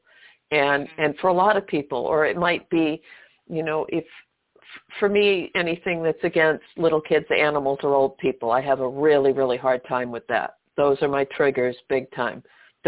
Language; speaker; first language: English; native; English